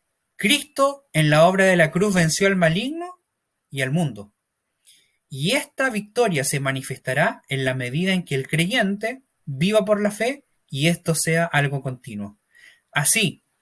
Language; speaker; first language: Spanish; native; Spanish